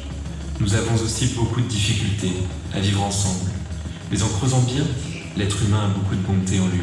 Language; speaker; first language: French; native; French